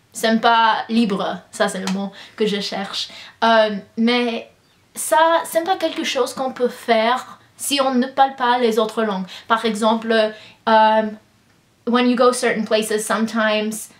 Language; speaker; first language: French; non-native, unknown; English